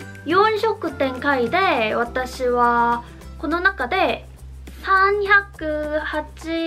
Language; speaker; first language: Japanese; non-native, fluent; Korean